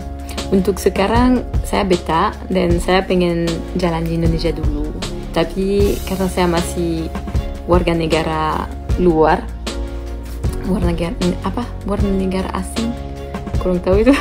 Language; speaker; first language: Indonesian; non-native, fluent; French